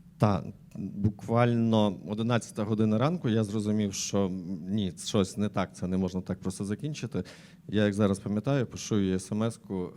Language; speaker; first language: Ukrainian; native; Ukrainian